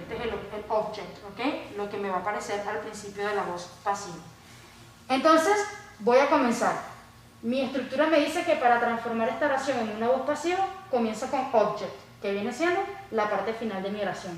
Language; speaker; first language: Spanish; native; Spanish